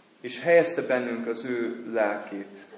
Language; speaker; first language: Hungarian; non-native, fluent; English